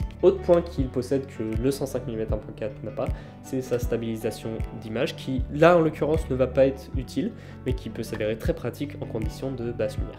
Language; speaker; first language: French; native; French